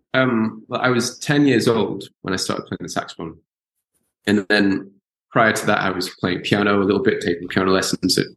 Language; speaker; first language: English; native; English